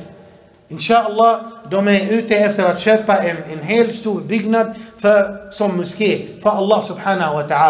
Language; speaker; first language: Swedish; early bilingual, other home language; Arabic